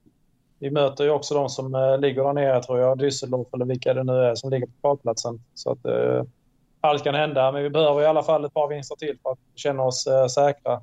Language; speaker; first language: Swedish; native; Swedish